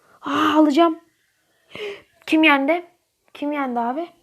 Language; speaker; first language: Turkish; native; Turkish